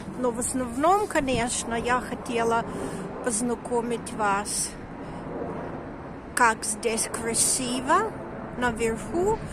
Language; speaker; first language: Russian; non-native, learner; English